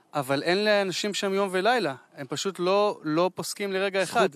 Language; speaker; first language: Hebrew; native; Hebrew